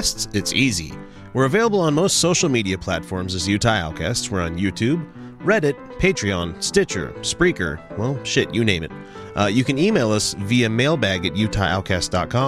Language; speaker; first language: English; native; English